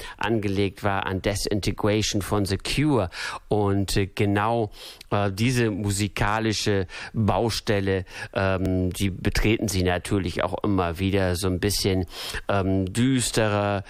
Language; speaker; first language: German; native; German